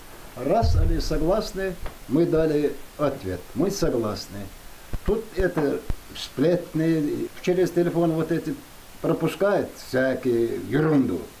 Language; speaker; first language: Russian; non-native, local second language; Chechen